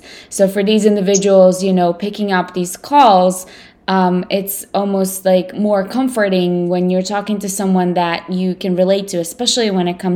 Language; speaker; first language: English; non-native, fluent; Russian